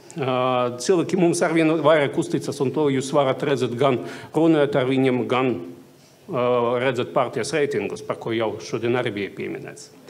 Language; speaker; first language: Latvian; non-native, local second language; Russian